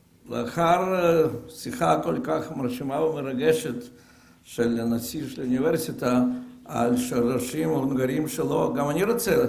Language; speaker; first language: Hebrew; non-native, fluent; Russian